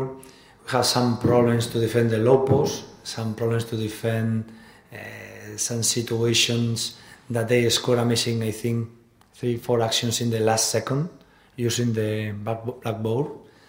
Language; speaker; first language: English; non-native, fluent; Spanish